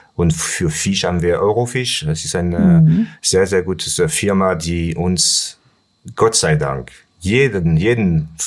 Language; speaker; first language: German; non-native, learner; French